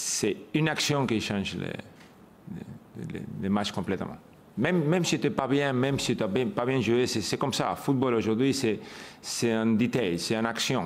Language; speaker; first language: French; non-native, fluent; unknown